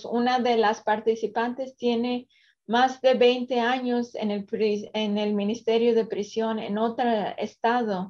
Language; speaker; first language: Spanish; early bilingual, other home language; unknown